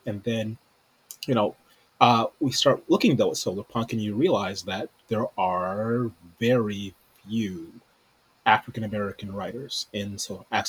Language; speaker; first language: English; native; English